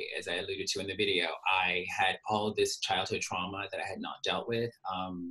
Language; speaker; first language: English; native; English